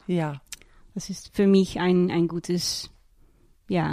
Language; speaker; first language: German; non-native, learner; Dutch